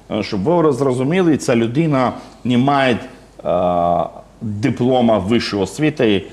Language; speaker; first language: Ukrainian; non-native, fluent; Georgian